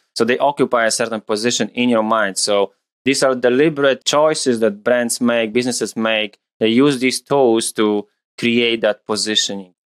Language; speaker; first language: English; non-native, fluent; Polish